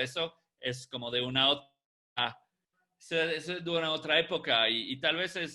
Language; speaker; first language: Spanish; non-native, fluent; English